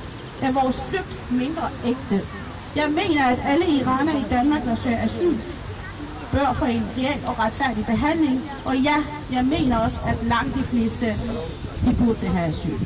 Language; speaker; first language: Danish; non-native, fluent; Persian